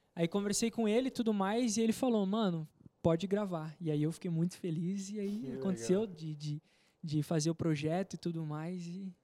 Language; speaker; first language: Portuguese; native; Portuguese